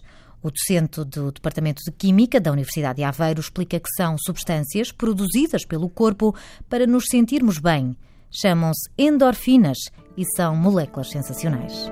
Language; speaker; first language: Portuguese; native; Portuguese